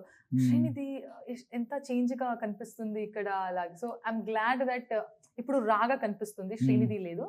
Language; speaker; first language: Telugu; non-native, learner; Kannada